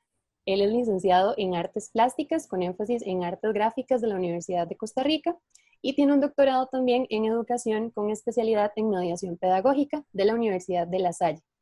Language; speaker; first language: Spanish; native; Spanish